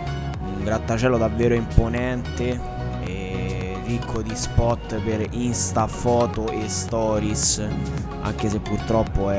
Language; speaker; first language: Italian; native; Italian